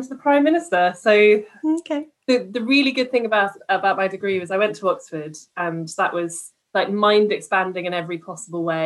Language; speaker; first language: English; native; English